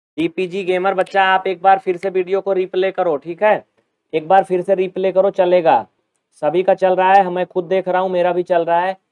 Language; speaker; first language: Hindi; native; Hindi